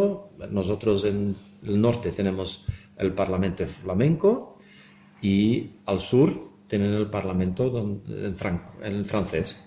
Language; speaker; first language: Spanish; non-native, fluent; Dutch